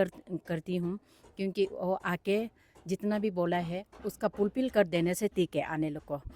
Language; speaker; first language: Hindi; non-native, local second language; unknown